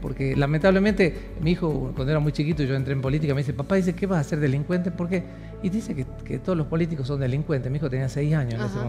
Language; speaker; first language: Spanish; native; Spanish